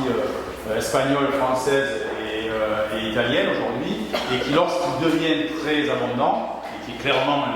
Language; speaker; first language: French; native; French